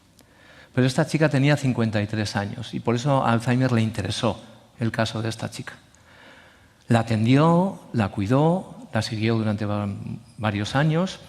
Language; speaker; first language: Spanish; native; Spanish